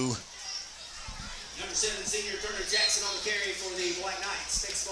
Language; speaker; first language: English; native; English